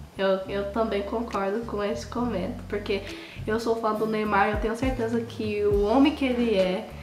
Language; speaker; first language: Portuguese; early bilingual, heritage; Portuguese